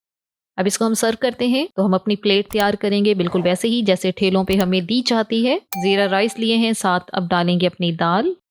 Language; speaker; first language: Hindi; native; Hindi